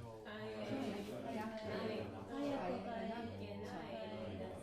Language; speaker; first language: Japanese; non-native, learner; English